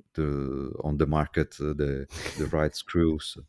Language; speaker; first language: English; non-native, fluent; Italian